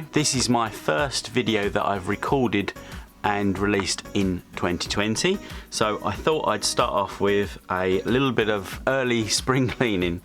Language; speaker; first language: English; native; English